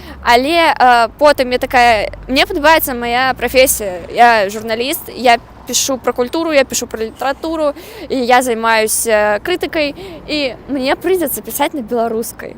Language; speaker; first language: Belarusian; non-native, local second language; Russian